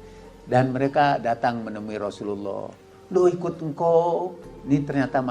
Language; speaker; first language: Indonesian; native; Indonesian